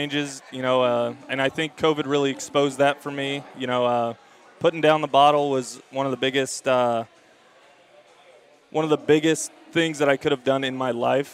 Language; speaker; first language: English; native; English